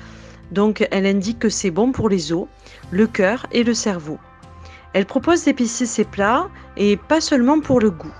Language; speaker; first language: French; native; French